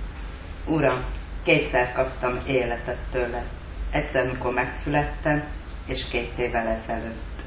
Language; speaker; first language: Hungarian; native; Hungarian